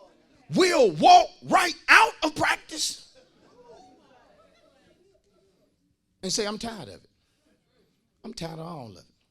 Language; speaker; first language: English; native; English